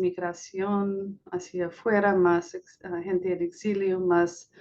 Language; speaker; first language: Spanish; non-native, fluent; English